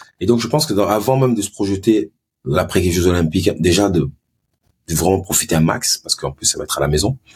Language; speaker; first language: French; early bilingual, other home language; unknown